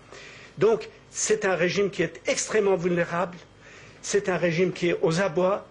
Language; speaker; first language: French; native; French